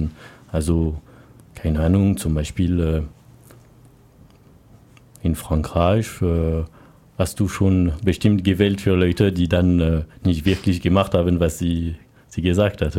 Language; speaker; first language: German; non-native, learner; French